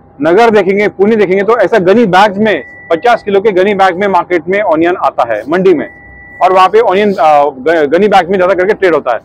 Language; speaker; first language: Hindi; non-native, local second language; Marathi